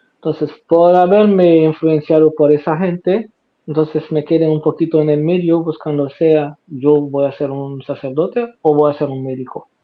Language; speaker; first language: Spanish; non-native, fluent; Haitian Creole